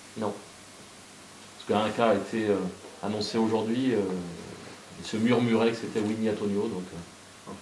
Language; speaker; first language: French; native; French